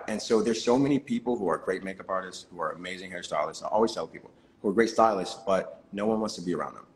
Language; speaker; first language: English; native; English